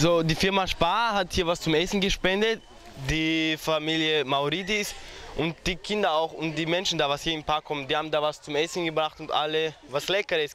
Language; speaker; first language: German; early bilingual, other home language; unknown